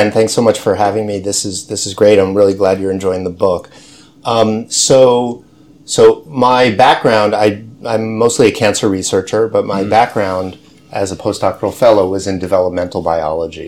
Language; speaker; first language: English; native; English